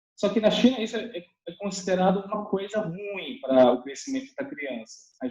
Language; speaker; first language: Portuguese; non-native, fluent; Chinese